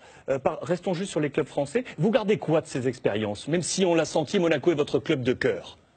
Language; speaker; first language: French; native; French